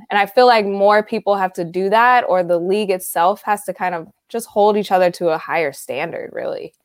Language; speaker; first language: English; native; English